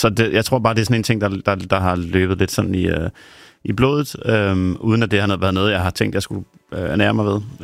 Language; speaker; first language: Danish; native; Danish